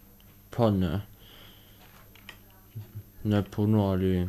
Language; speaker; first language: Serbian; early bilingual, heritage; Serbian